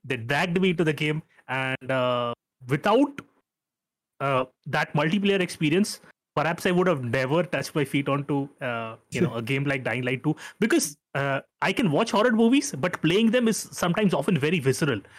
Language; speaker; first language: English; non-native, local second language; Hindi